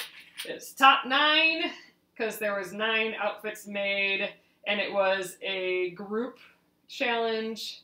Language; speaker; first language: English; native; English